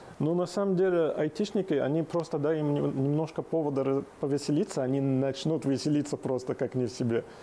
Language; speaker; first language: Russian; non-native, fluent; Arabic